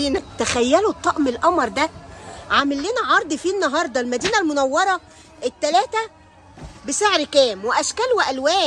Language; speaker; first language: Arabic; native; Arabic